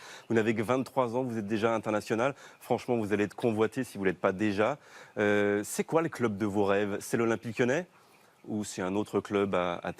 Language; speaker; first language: French; native; French